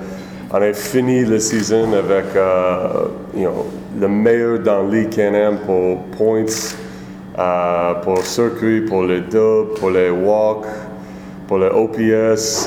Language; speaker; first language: French; non-native, learner; English